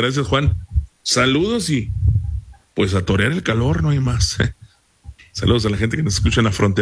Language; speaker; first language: Spanish; native; Spanish